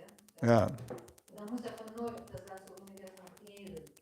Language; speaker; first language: German; non-native, fluent; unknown